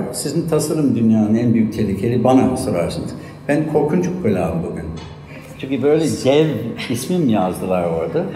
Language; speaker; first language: Turkish; non-native, fluent; English